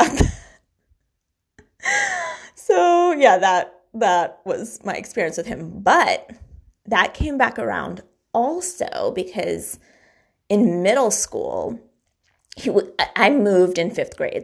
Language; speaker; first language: English; native; English